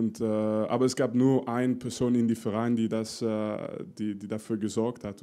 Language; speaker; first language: German; non-native, fluent; French